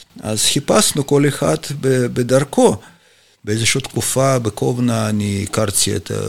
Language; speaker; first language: Hebrew; non-native, fluent; Russian